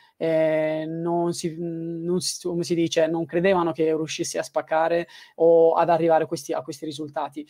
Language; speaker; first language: Italian; early bilingual, other home language; Tigrinya